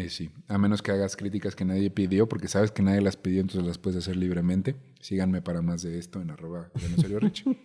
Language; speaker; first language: Spanish; native; Spanish